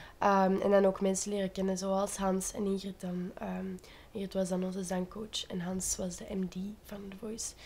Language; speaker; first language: Dutch; native; Dutch